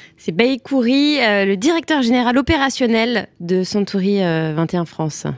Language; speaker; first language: French; native; French